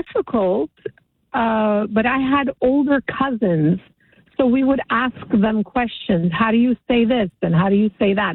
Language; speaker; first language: English; non-native, fluent; Sicilian